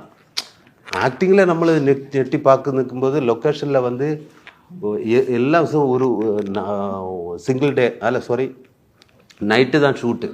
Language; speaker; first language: Tamil; non-native, learner; Malayalam